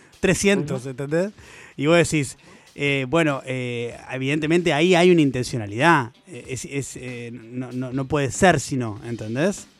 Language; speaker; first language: Spanish; native; Spanish